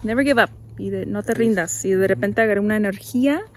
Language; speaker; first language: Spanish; early bilingual, heritage; Spanish